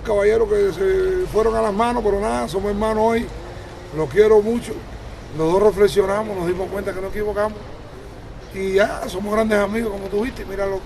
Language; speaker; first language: Spanish; native; Spanish